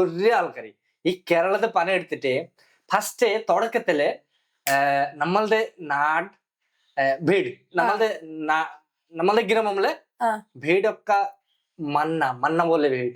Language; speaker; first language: Malayalam; non-native, fluent; Bangla